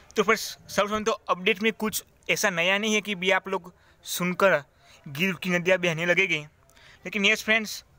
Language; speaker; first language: Hindi; non-native, local second language; Gujarati